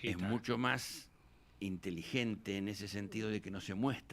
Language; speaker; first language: Spanish; native; Spanish